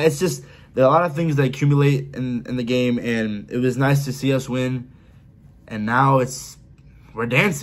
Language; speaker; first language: English; native; English